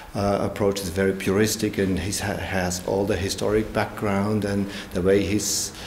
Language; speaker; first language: English; non-native, fluent; German